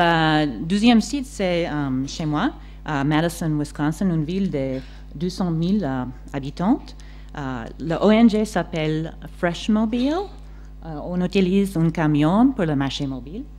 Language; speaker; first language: French; non-native, fluent; English